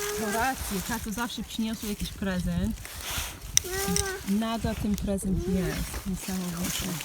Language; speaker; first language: Polish; non-native, learner; English